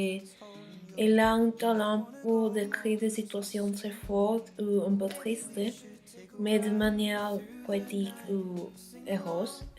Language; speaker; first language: French; non-native, learner; Spanish